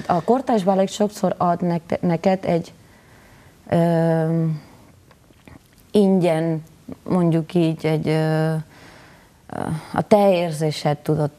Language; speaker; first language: Hungarian; non-native, fluent; Spanish